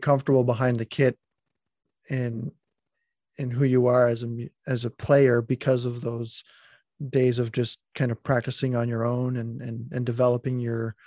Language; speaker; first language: English; non-native, fluent; French